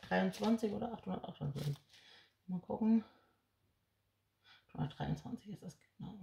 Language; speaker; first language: German; native; German